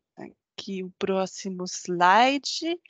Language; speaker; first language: Portuguese; non-native, fluent; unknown